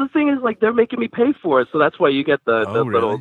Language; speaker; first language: English; native; English